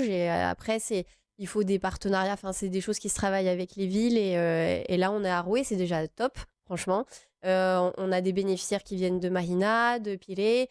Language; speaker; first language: French; native; French